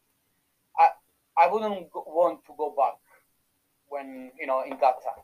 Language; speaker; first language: English; non-native, fluent; Italian